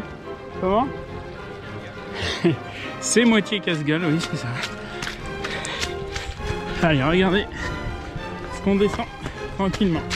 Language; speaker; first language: French; native; French